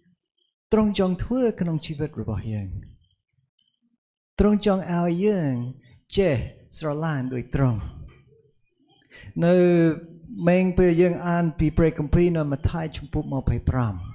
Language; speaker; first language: Khmer; non-native, fluent; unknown